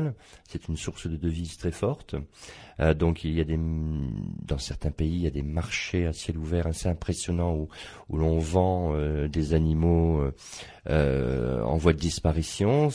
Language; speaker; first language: French; native; French